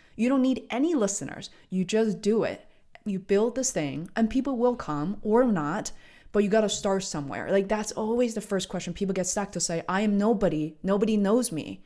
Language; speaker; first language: English; non-native, fluent; Chinese